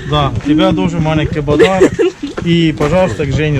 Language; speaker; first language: Russian; non-native, learner; Estonian